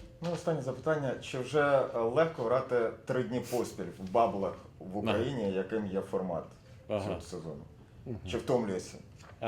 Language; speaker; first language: Ukrainian; native; Ukrainian